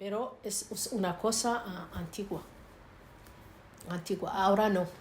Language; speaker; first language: Spanish; non-native, learner; Arabic